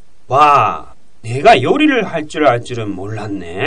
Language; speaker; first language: Korean; non-native, fluent; Japanese